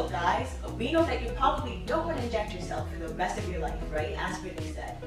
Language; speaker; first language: English; native; English